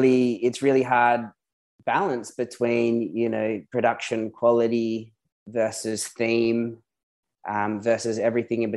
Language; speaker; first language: English; native; English